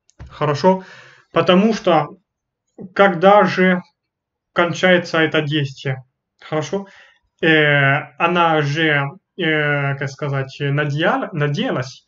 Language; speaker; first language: Russian; non-native, fluent; French